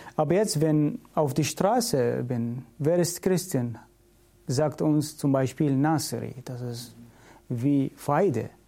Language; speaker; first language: German; non-native, learner; Syriac